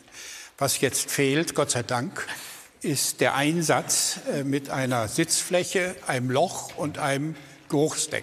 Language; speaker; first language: German; native; German